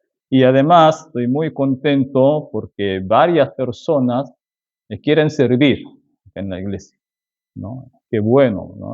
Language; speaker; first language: Spanish; non-native, fluent; Korean